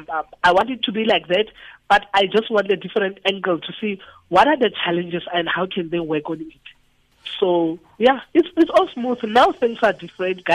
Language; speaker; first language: English; non-native, local second language; Tswana